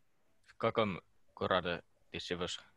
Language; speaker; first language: Russian; non-native, learner; Finnish